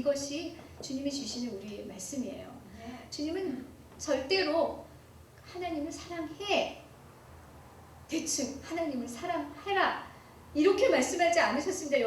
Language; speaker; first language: Korean; native; Korean